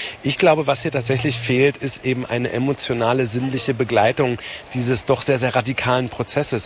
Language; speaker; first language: German; native; German